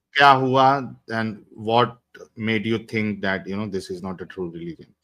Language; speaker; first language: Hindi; native; Hindi